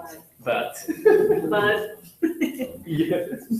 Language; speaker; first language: English; non-native, learner; Japanese